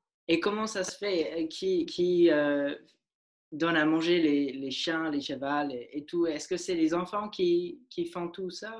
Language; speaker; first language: French; non-native, learner; English